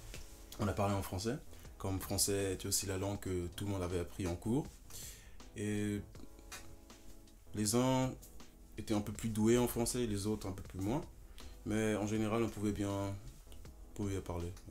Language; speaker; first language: French; non-native, fluent; German